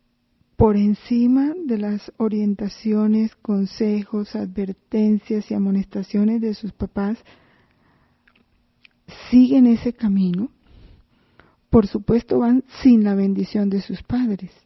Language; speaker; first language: Spanish; native; Spanish